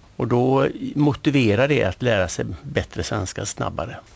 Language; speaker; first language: Swedish; native; Swedish